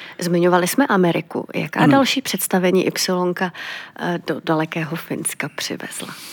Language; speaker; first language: Czech; native; Czech